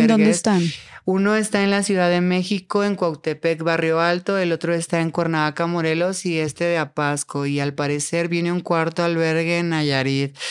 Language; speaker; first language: Spanish; native; Spanish